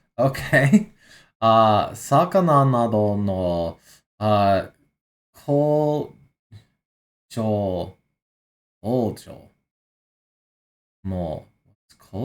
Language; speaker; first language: Japanese; non-native, learner; English